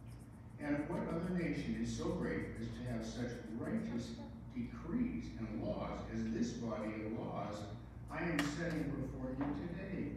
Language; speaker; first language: English; native; English